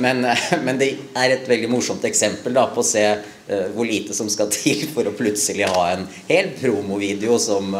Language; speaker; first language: Norwegian; native; Norwegian